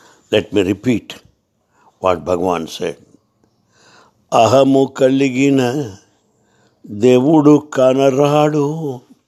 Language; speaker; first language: English; non-native, local second language; Telugu